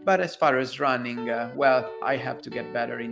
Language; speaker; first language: English; non-native, fluent; Italian